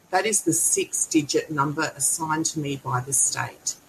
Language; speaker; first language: English; native; English